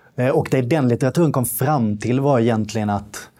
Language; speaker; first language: Swedish; native; Swedish